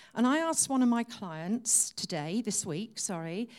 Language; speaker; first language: English; native; English